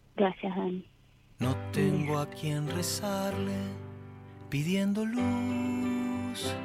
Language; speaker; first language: Spanish; native; Spanish